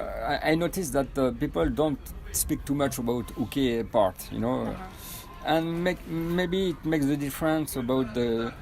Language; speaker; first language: English; non-native, fluent; French